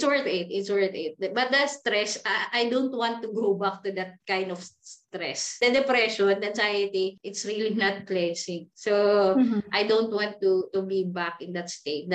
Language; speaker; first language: English; non-native, local second language; Cebuano